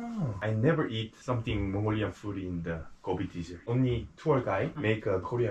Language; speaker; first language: English; non-native, learner; Korean